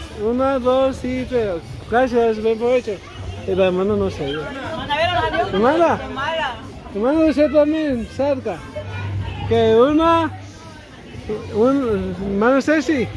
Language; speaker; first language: Spanish; early bilingual, heritage; Spanish